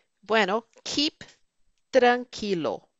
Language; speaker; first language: Spanish; non-native, fluent; Portuguese